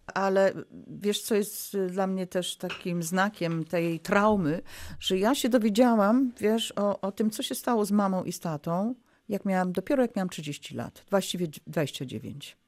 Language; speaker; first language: Polish; early bilingual, heritage; Polish